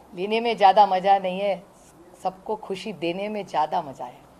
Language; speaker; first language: Hindi; non-native, local second language; Marathi